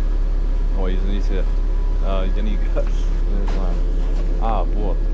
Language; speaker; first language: Russian; non-native, learner; English